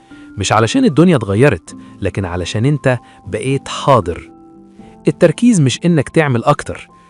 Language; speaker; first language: Arabic; native; Arabic